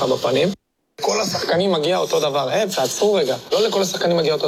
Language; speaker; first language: Hebrew; native; Hebrew